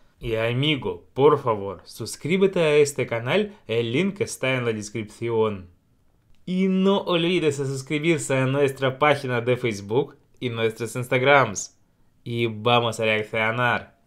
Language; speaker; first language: Spanish; non-native, learner; Russian